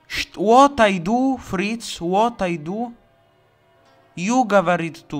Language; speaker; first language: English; non-native, learner; Italian